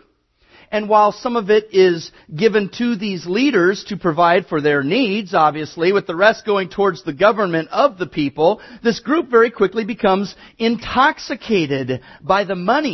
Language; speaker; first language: English; native; English